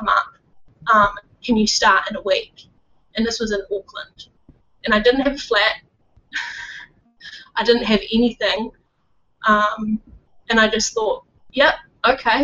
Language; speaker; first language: English; native; English